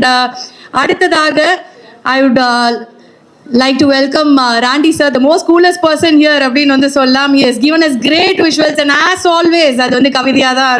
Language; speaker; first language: Tamil; native; Tamil